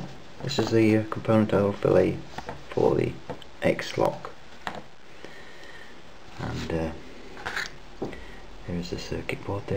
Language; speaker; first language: English; native; English